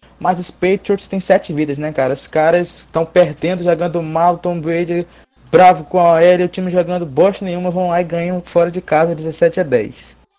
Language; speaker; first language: Portuguese; native; Portuguese